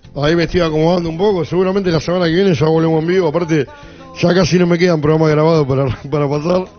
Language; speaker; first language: Spanish; native; Spanish